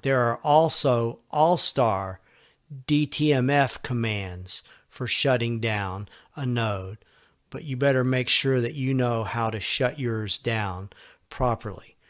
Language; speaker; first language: English; native; English